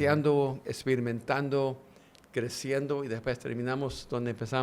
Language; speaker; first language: Spanish; early bilingual, heritage; English